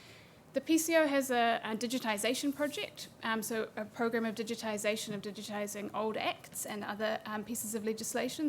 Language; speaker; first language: English; native; English